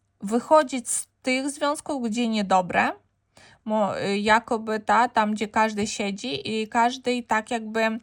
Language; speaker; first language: Polish; non-native, fluent; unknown